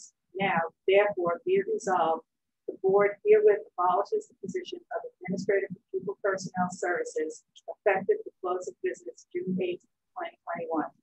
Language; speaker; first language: English; native; English